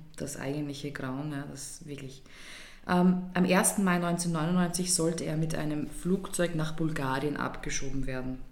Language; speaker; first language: German; early bilingual, other home language; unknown